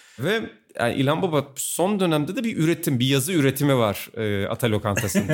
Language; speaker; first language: Turkish; native; Turkish